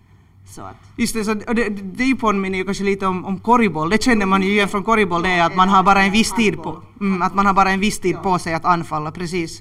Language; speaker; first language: Swedish; native; Swedish